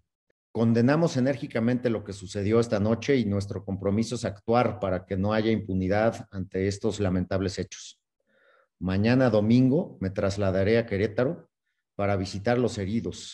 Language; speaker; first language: Spanish; native; Spanish